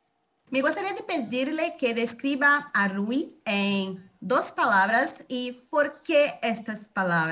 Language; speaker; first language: Spanish; non-native, fluent; Portuguese